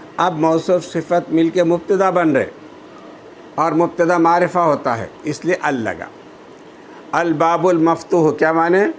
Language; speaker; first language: Urdu; native; Urdu